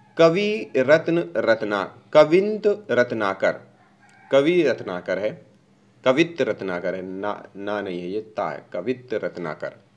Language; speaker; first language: Hindi; native; Hindi